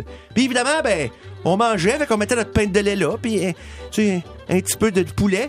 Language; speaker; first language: French; native; French